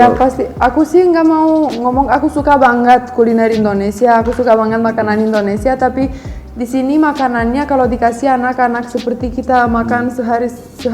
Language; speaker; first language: Indonesian; non-native, fluent; Romanian